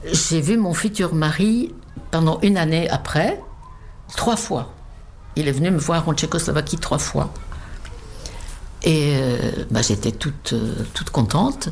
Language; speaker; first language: French; non-native, fluent; Czech